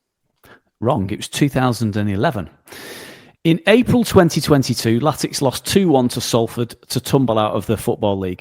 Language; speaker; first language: English; native; English